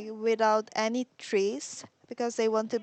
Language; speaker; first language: English; non-native, learner; Korean